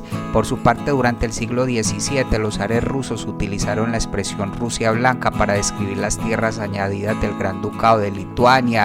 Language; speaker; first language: Spanish; native; Spanish